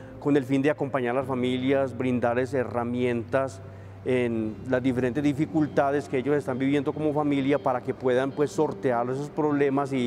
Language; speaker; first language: Spanish; native; Spanish